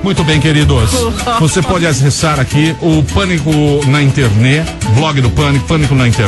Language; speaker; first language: Portuguese; native; Portuguese